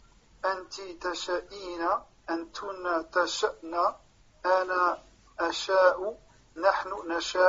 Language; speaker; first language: Arabic; non-native, learner; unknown